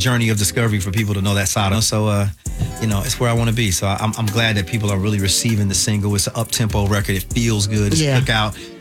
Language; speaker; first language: English; native; English